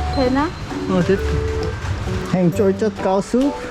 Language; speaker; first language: Korean; native; Korean